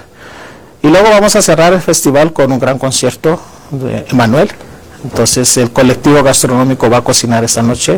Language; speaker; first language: Spanish; non-native, fluent; Greek